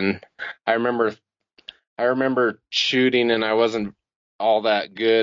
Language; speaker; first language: English; native; English